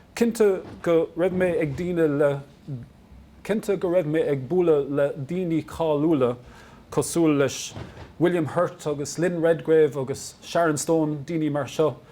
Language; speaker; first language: Irish; non-native, local second language; English